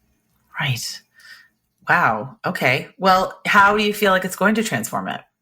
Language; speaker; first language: English; native; English